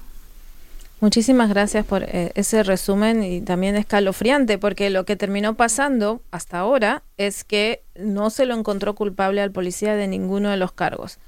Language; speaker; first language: Spanish; native; Spanish